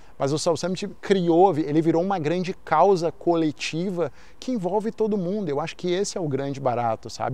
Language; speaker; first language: Portuguese; native; Portuguese